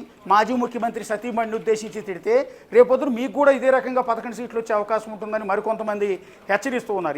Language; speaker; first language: Telugu; native; Telugu